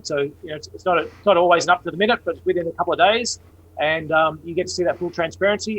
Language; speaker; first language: English; native; English